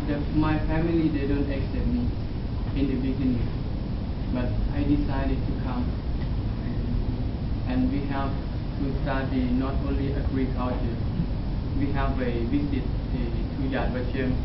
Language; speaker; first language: English; non-native, learner; Thai